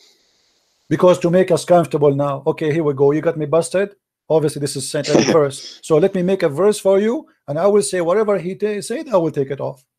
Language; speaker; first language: English; non-native, fluent; Arabic